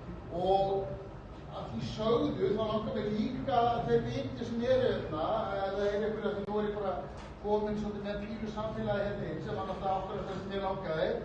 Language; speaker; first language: Icelandic; native; Icelandic